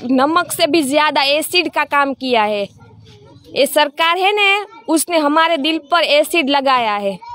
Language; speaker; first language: Hindi; non-native, local second language; Gujarati